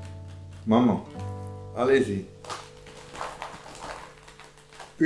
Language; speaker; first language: French; non-native, fluent; Dutch